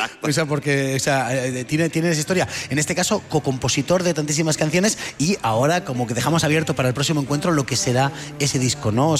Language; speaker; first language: Spanish; native; Spanish